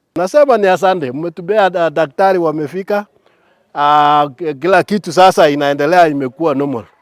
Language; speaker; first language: Swahili; non-native, local second language; Kalenjin